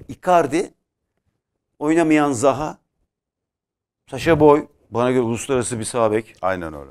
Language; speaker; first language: Turkish; native; Turkish